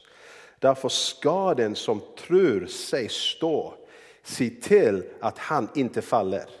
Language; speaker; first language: Swedish; non-native, fluent; English